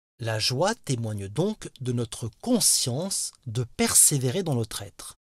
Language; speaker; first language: French; native; French